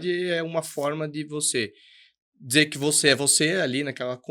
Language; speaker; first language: Portuguese; native; Portuguese